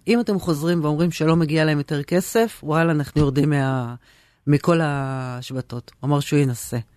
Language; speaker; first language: Hebrew; native; Hebrew